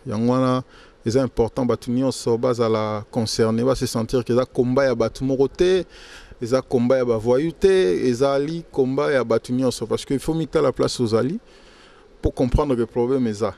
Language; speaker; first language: French; non-native, local second language; Lingala